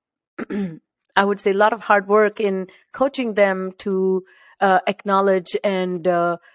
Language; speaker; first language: English; non-native, local second language; Marathi